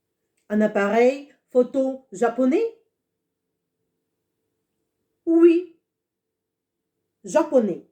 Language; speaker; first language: French; non-native, fluent; Russian